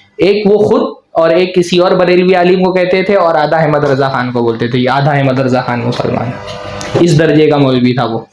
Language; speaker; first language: Urdu; native; Urdu